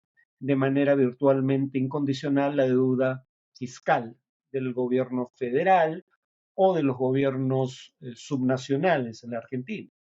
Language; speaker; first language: Spanish; native; Spanish